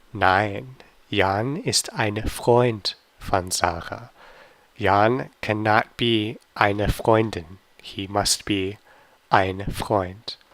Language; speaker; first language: German; non-native, fluent; English